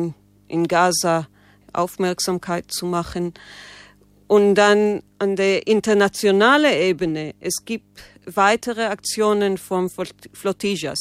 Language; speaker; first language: German; non-native, learner; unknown